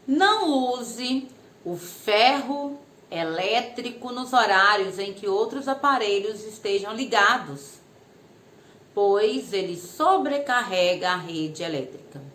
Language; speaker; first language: Portuguese; native; Portuguese